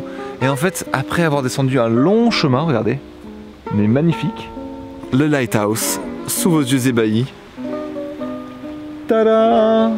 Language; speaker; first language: French; native; French